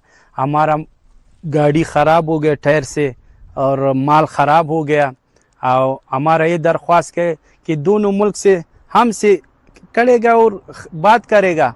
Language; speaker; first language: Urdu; non-native, local second language; Pashto